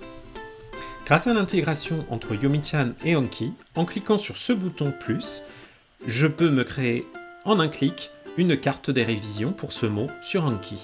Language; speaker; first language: French; native; French